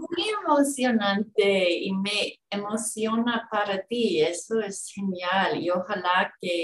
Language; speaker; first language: Spanish; non-native, fluent; English